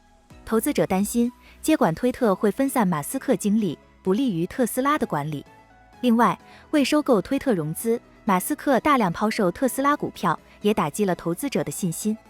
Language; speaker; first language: Chinese; native; Chinese